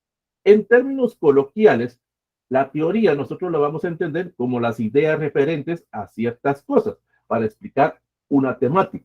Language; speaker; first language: Spanish; native; Spanish